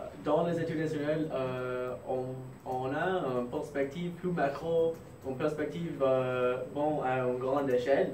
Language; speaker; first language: French; non-native, fluent; English